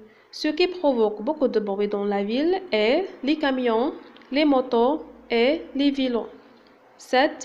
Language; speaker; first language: French; non-native, local second language; Arabic